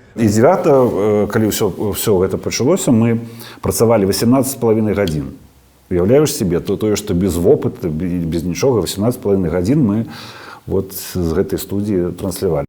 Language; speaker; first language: Belarusian; non-native, local second language; Russian